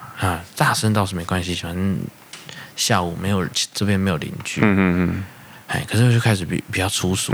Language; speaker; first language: Chinese; native; Chinese